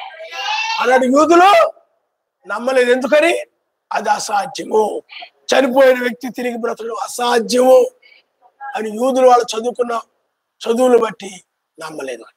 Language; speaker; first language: Telugu; native; Telugu